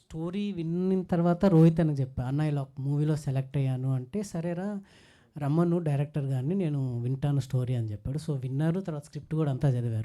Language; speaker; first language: Telugu; native; Telugu